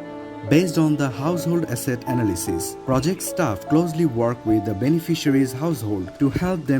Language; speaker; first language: English; non-native, local second language; Bangla